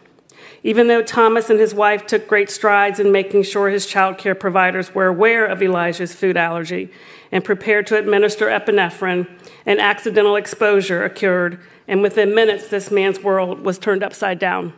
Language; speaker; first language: English; native; English